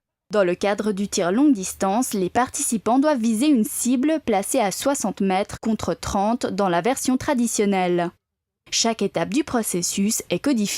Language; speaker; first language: French; native; French